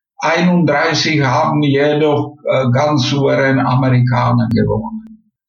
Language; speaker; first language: German; non-native, fluent; Czech